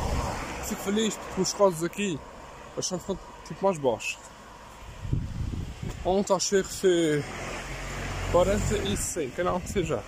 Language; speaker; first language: Portuguese; early bilingual, heritage; Portuguese